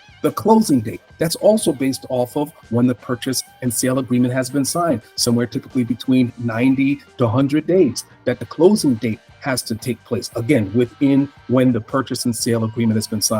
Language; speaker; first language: English; native; English